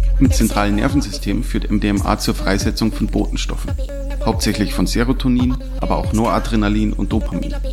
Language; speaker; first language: German; native; German